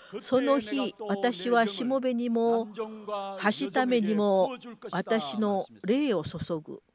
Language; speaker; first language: Japanese; non-native, fluent; Korean